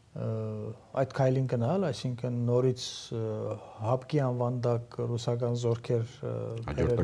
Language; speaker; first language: Armenian; early bilingual, heritage; Armenian